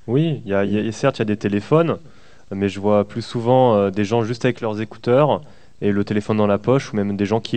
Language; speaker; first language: French; native; French